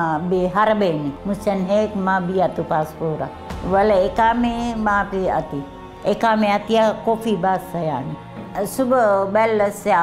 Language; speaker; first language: Arabic; non-native, learner; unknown